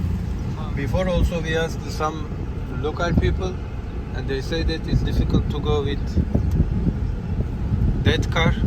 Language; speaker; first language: English; non-native, learner; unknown